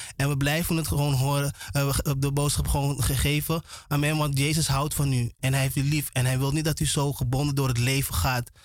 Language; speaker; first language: Dutch; native; Dutch